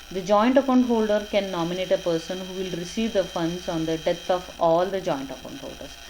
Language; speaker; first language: English; non-native, local second language; Kannada